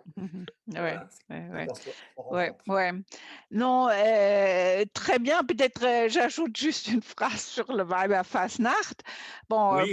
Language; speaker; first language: French; non-native, fluent; German